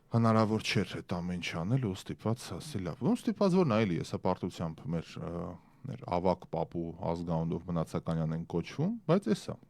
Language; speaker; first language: Armenian; early bilingual, heritage; Armenian